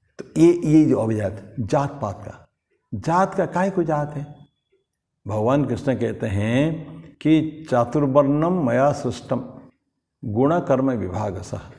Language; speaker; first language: Hindi; non-native, local second language; Bangla